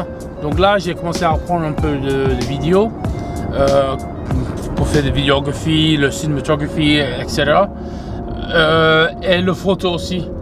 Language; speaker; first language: French; non-native, fluent; English